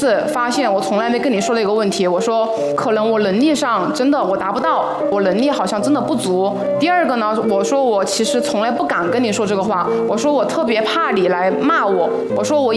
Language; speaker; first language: Chinese; native; Chinese